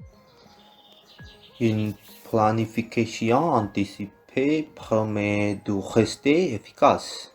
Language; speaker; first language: French; non-native, learner; Tamil